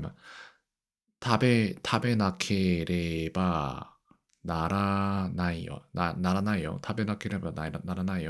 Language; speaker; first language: Japanese; non-native, learner; Korean